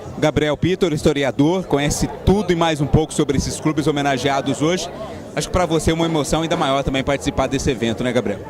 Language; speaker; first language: Portuguese; native; Portuguese